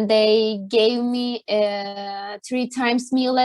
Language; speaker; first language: English; non-native, learner; Turkish